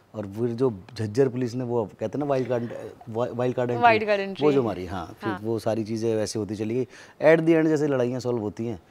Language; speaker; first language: Hindi; native; Hindi